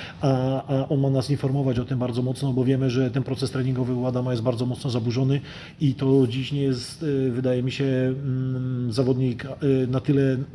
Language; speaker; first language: Polish; native; Polish